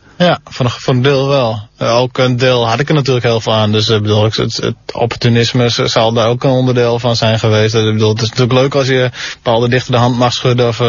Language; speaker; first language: Dutch; non-native, local second language; Western Frisian